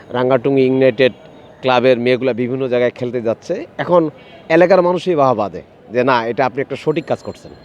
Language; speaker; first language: Bangla; native; Bangla